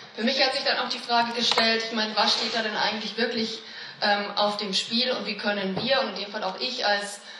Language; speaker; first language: German; native; German